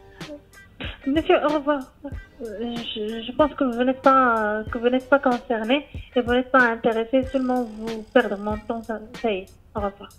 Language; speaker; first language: French; non-native, learner; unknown